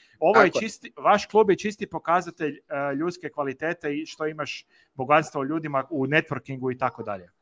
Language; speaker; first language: Croatian; native; Croatian